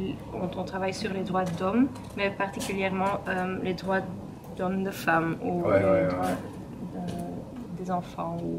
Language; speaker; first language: French; non-native, fluent; Dutch